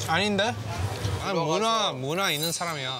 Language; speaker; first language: Korean; early bilingual, heritage; English